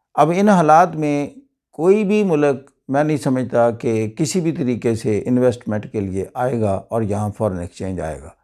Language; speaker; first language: Urdu; native; Urdu